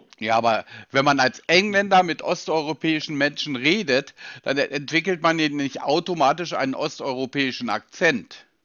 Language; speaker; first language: German; native; German